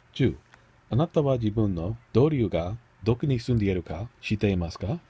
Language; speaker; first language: Japanese; non-native, learner; English